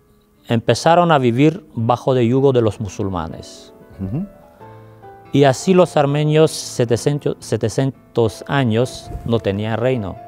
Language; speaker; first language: Spanish; non-native, fluent; Armenian